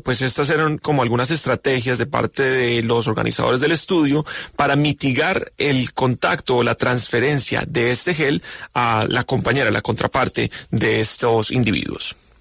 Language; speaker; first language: Spanish; native; Spanish